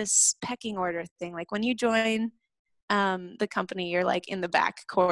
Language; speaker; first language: English; native; English